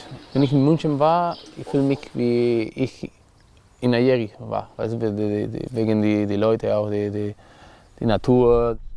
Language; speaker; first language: German; non-native, learner; Spanish